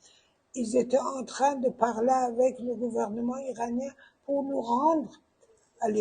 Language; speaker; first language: French; non-native, fluent; Persian